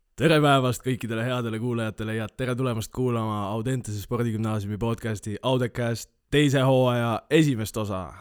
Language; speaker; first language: Estonian; native; Estonian